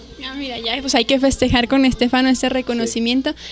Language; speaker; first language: Spanish; native; Spanish